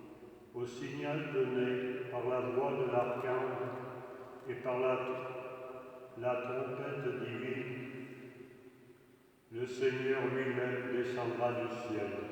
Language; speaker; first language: French; native; French